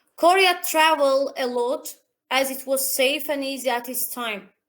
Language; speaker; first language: English; non-native, fluent; Azerbaijani